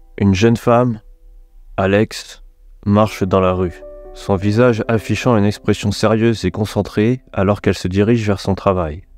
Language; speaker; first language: French; native; French